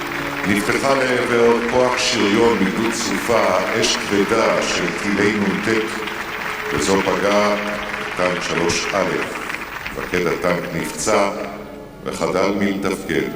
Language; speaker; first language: Hebrew; native; Hebrew